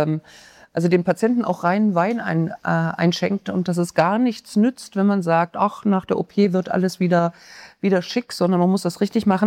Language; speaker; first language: German; native; German